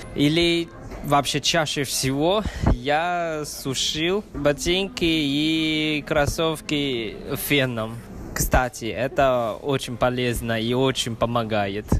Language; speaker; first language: Russian; non-native, fluent; Chinese